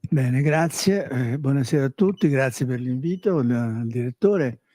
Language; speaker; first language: Italian; native; Italian